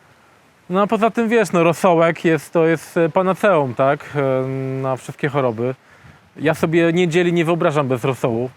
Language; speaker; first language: Polish; native; Polish